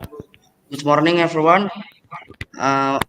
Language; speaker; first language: English; non-native, learner; Indonesian